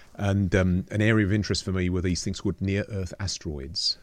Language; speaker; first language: English; native; English